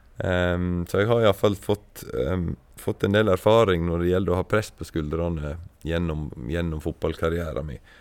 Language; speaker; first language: Norwegian; native; Norwegian